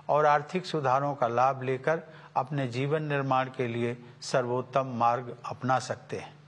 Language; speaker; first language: Hindi; native; Hindi